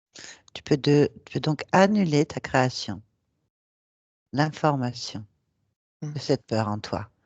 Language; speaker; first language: French; native; French